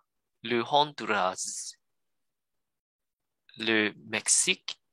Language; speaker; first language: French; non-native, learner; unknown